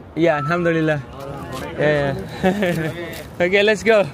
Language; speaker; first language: English; non-native, learner; Thai